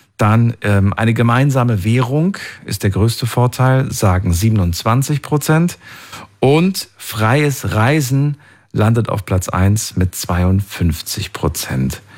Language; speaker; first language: German; native; German